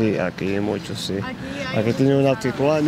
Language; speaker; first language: Spanish; non-native, learner; Arabic